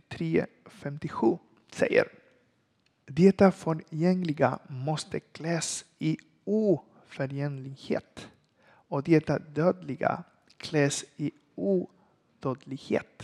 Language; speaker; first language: Swedish; non-native, learner; Spanish